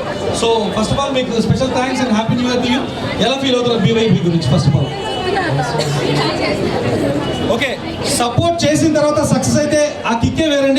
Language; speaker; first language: Telugu; native; Telugu